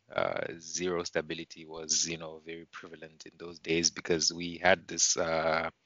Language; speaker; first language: English; non-native, local second language; Shona